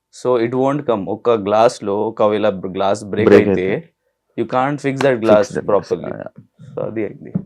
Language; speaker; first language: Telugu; non-native, learner; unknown